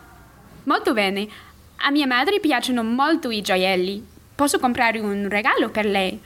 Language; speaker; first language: Italian; non-native, learner; English